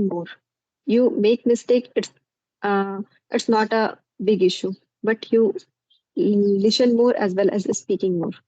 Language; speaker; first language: English; non-native, learner; Hindi